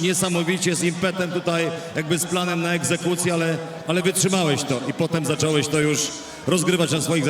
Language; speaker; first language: Polish; native; Polish